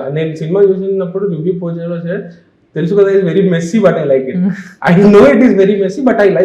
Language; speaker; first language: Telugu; native; Telugu